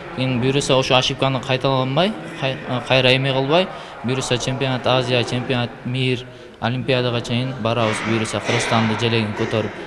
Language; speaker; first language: Kyrgyz; non-native, local second language; Uzbek